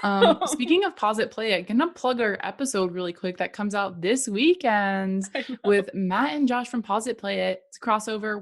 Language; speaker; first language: English; native; English